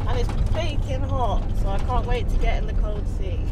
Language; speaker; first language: English; native; English